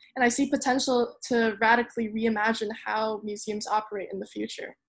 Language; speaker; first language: English; non-native, local second language; Cantonese